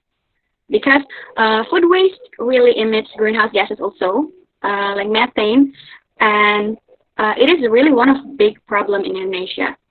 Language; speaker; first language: English; non-native, local second language; Indonesian